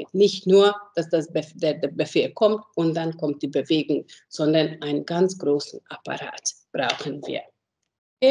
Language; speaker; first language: German; non-native, fluent; Hungarian